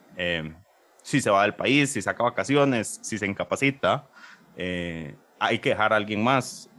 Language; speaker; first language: Spanish; native; Spanish